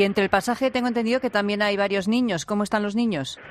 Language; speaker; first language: Spanish; native; Spanish